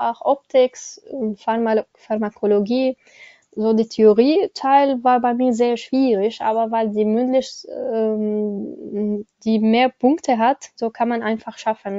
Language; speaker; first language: German; non-native, learner; Arabic